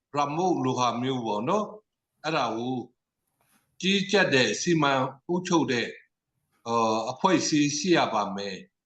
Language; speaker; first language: Burmese; non-native, local second language; Tedim Chin